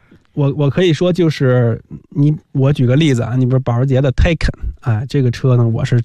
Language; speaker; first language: Chinese; native; Chinese